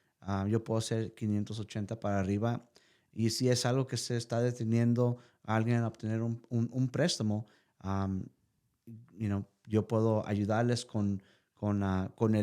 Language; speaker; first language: Spanish; early bilingual, heritage; Spanish